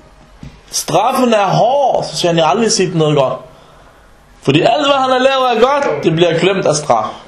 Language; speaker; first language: Danish; early bilingual, other home language; Arabic